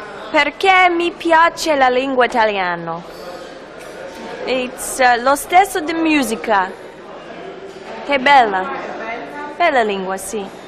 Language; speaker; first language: Italian; non-native, learner; English